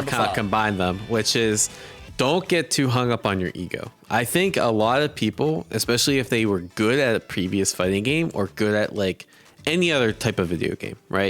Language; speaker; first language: English; native; English